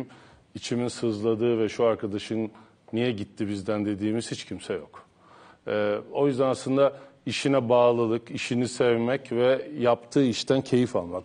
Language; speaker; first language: Turkish; native; Turkish